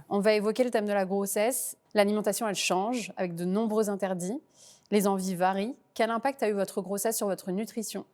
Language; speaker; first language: French; native; French